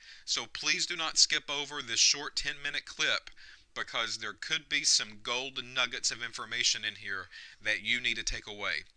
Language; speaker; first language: English; native; English